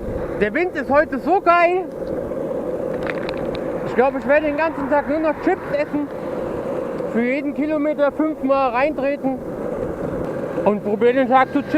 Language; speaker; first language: German; native; German